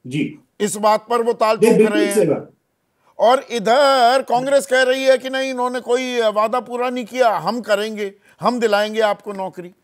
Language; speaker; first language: Hindi; native; Hindi